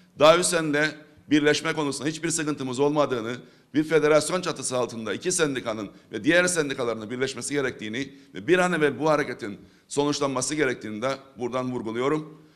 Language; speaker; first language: Turkish; native; Turkish